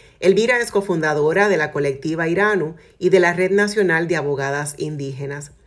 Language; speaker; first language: Spanish; native; Spanish